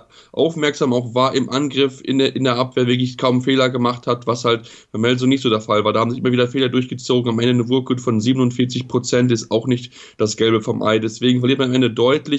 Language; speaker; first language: German; native; German